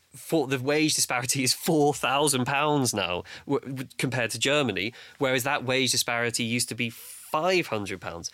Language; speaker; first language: English; native; English